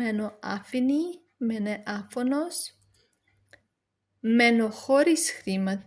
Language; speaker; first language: Greek; non-native, learner; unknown